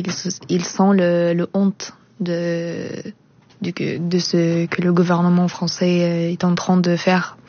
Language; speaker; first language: French; non-native, fluent; Arabic